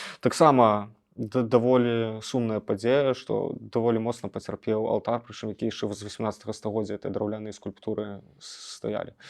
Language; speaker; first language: Belarusian; non-native, local second language; Russian